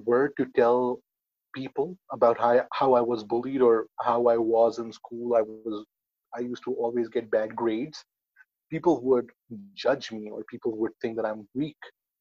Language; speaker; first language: English; non-native, local second language; Hindi